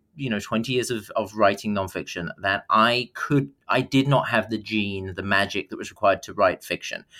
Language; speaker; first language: English; native; English